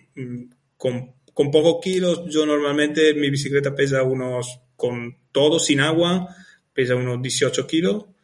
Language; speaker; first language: Spanish; non-native, fluent; Italian